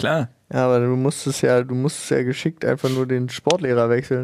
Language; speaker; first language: German; native; German